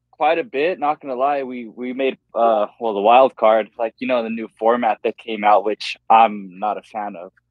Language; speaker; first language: English; native; English